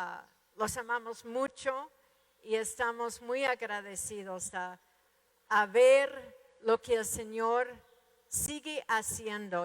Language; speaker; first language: Spanish; non-native, fluent; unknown